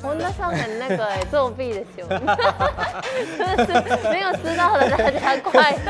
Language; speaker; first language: Chinese; non-native, fluent; Japanese